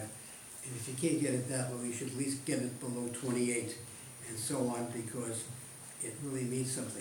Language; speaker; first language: English; native; English